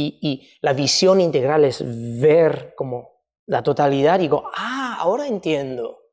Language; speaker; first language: Spanish; non-native, fluent; Chinese